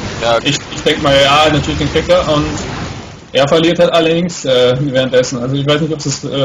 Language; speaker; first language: German; native; German